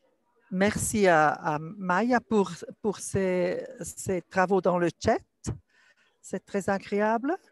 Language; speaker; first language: French; non-native, local second language; German